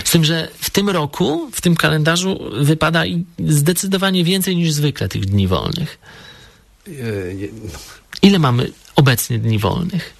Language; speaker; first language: Polish; native; Polish